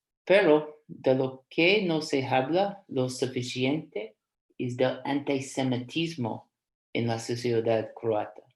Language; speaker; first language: Spanish; non-native, fluent; English